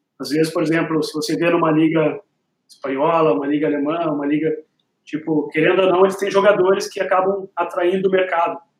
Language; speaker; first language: Portuguese; native; Portuguese